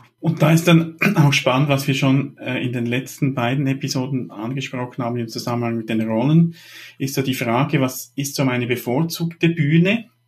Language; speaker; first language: German; native; German